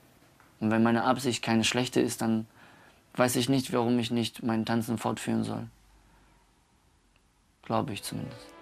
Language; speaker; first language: German; early bilingual, other home language; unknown